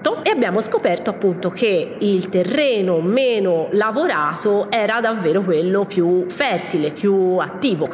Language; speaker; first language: Italian; native; Italian